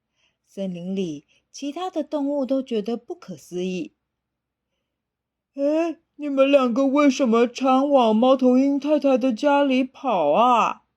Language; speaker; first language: Chinese; native; Chinese